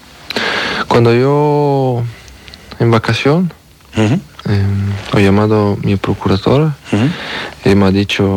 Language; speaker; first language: Spanish; non-native, learner; French